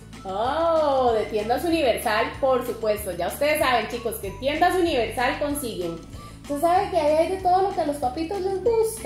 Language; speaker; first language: Spanish; native; Spanish